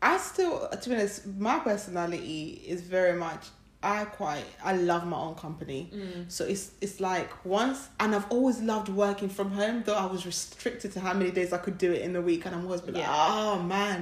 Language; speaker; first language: English; non-native, local second language; Ganda